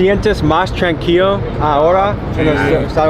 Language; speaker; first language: Spanish; non-native, learner; English